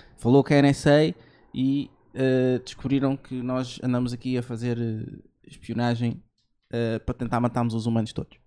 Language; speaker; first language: Portuguese; native; Portuguese